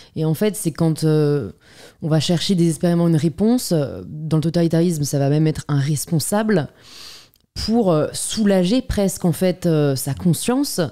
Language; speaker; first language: French; native; French